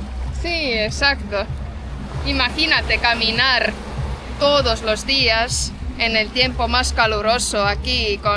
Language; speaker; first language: Spanish; non-native, fluent; Estonian